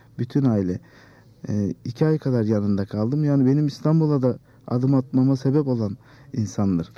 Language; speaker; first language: Turkish; native; Turkish